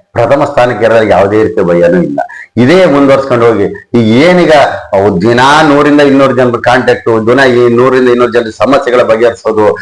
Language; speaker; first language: Kannada; native; Kannada